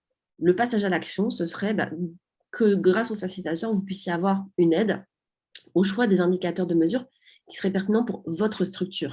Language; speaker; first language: French; native; French